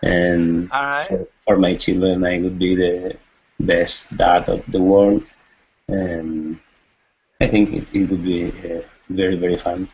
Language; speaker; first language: English; non-native, learner; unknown